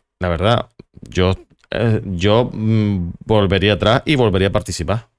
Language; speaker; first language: Spanish; native; Spanish